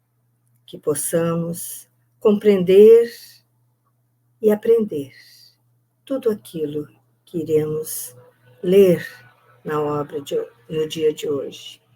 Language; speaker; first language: Portuguese; native; Portuguese